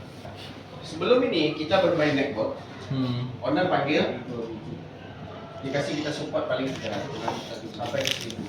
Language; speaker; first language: Indonesian; native; Indonesian